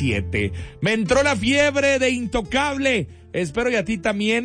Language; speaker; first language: Spanish; native; Spanish